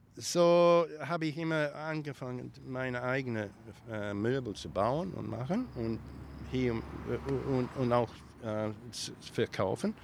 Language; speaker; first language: German; early bilingual, heritage; German